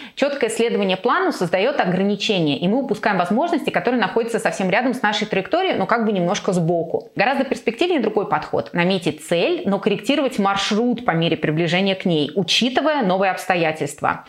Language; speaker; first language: Russian; native; Russian